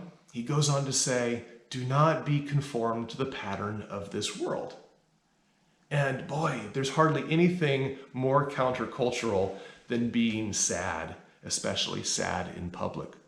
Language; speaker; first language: English; native; English